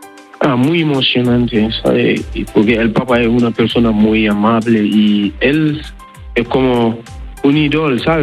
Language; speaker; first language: Spanish; non-native, learner; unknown